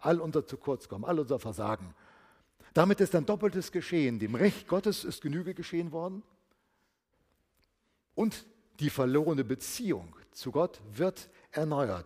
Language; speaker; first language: German; native; German